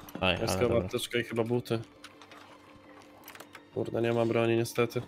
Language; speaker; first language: Polish; native; Polish